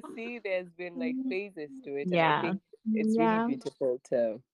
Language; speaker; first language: English; non-native, local second language; Hausa